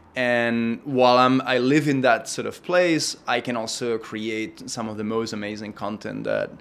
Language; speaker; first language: English; non-native, fluent; Spanish